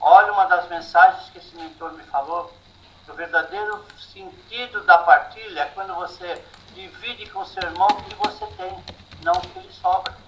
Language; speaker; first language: Portuguese; native; Portuguese